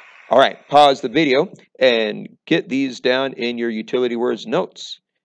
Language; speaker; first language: English; native; English